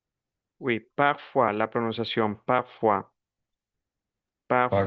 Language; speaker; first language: French; non-native, fluent; Spanish